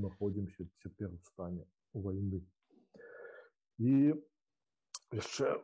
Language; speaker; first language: Polish; non-native, learner; Belarusian